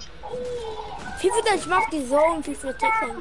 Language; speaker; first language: German; early bilingual, other home language; Turkish